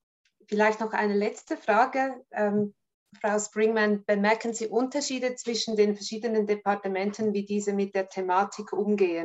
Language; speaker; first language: German; native; German